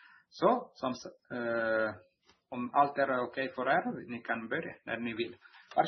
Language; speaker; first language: Swedish; non-native, learner; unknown